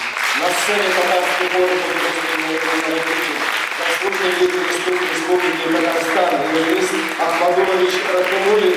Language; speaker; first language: Russian; native; Russian